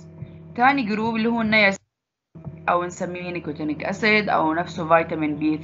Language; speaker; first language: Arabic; native; Arabic